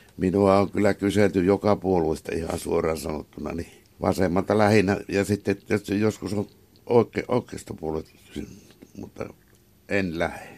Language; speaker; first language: Finnish; native; Finnish